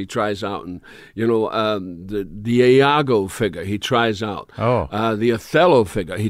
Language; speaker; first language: English; native; English